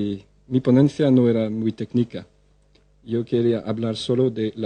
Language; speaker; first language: Spanish; non-native, fluent; French